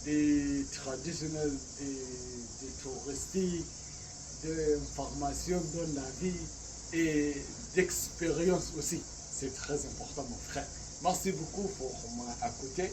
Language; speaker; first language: French; non-native, learner; Arabic